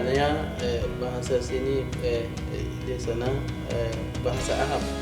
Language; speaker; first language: Indonesian; non-native, learner; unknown